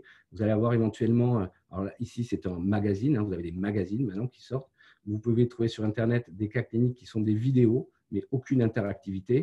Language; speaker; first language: French; native; French